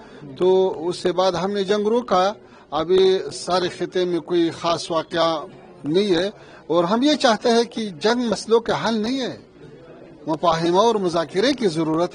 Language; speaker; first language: Hindi; non-native, fluent; Pashto